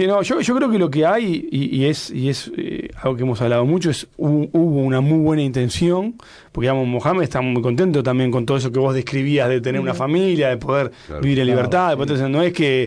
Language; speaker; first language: Spanish; native; Spanish